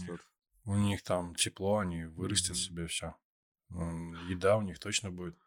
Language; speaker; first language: Russian; native; Russian